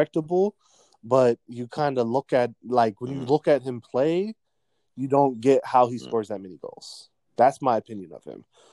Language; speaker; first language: English; native; English